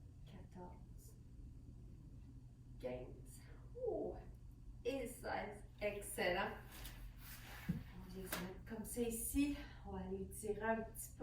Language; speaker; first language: French; native; French